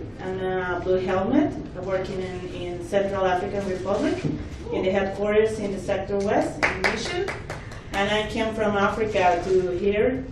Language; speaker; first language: English; non-native, fluent; Spanish